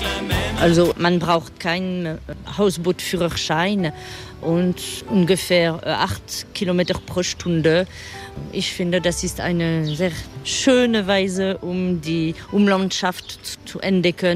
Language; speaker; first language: German; non-native, fluent; French